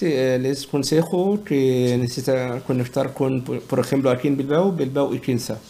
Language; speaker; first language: Spanish; non-native, learner; Arabic